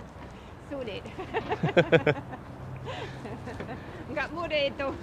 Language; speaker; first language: Indonesian; non-native, fluent; English